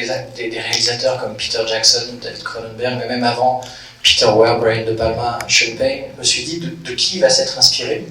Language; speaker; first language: French; native; French